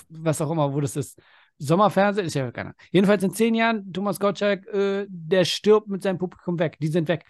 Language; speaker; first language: German; early bilingual, other home language; Persian